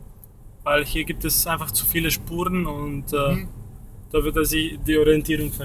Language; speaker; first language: German; native; German